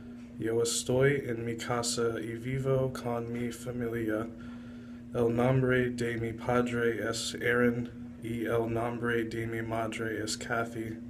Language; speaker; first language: Spanish; non-native, learner; English